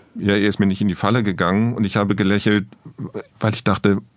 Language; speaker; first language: German; native; German